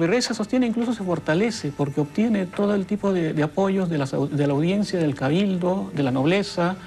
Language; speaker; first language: Spanish; native; Spanish